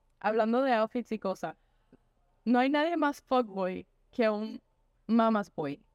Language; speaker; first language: Spanish; early bilingual, heritage; Spanish